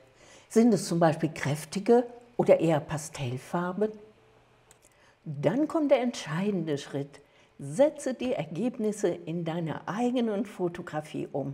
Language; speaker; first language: German; native; German